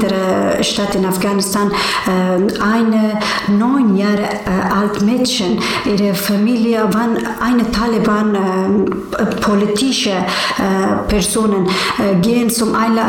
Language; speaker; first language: German; non-native, learner; Persian